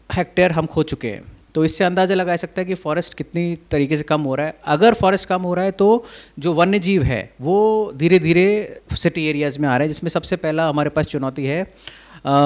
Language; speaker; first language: Hindi; native; Hindi